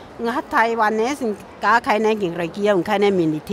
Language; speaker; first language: German; non-native, fluent; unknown